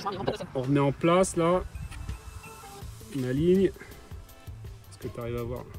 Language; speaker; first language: French; native; French